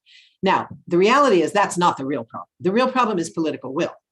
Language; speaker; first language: English; native; English